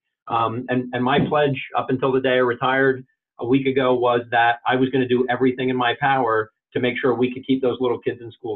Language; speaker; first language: English; native; English